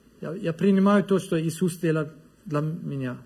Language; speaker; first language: Russian; non-native, learner; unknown